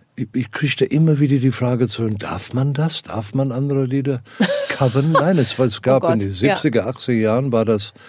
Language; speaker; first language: German; non-native, fluent; Afrikaans